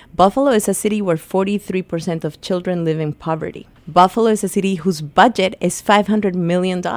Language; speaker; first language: English; early bilingual, other home language; Spanish